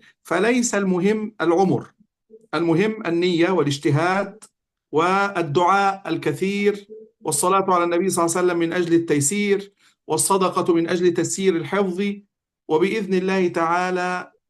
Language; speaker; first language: Arabic; native; Arabic